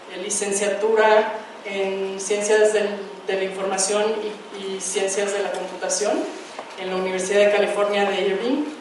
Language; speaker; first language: Spanish; native; Spanish